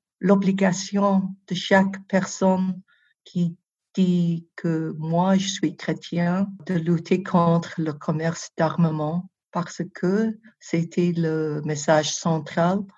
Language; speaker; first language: French; non-native, fluent; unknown